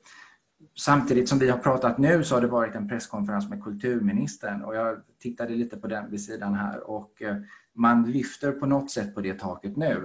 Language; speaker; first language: Swedish; native; Swedish